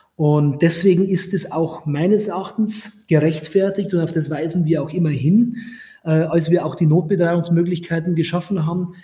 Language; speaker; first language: German; native; German